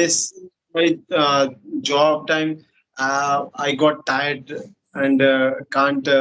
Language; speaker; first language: English; non-native, learner; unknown